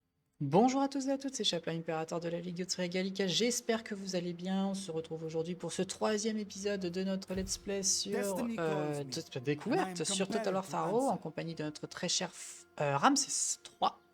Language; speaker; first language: French; native; French